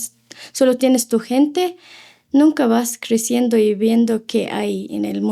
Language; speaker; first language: Spanish; non-native, fluent; Arabic